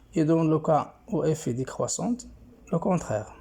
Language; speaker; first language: French; non-native, local second language; Arabic